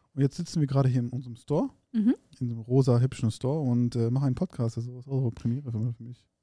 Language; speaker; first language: German; early bilingual, other home language; Arabic